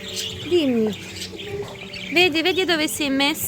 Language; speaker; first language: Italian; non-native, fluent; Russian